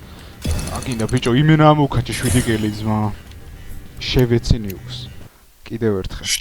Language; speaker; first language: Georgian; native; Georgian